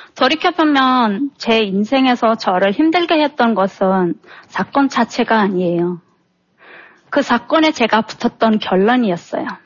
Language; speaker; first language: Korean; non-native, fluent; Turkmen